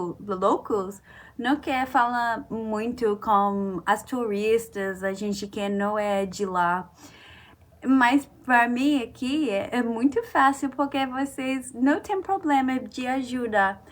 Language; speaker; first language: Portuguese; non-native, learner; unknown